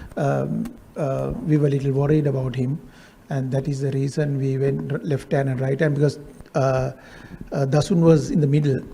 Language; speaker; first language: English; non-native, local second language; Sinhala